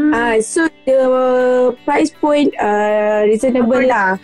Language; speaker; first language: English; non-native, local second language; Malay